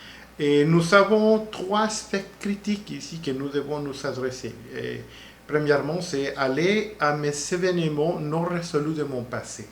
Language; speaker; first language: French; non-native, learner; Spanish